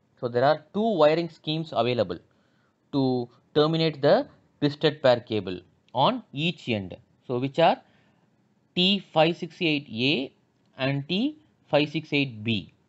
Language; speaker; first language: English; non-native, local second language; Tamil